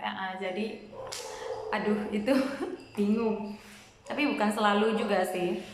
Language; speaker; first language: Indonesian; non-native, fluent; Khmer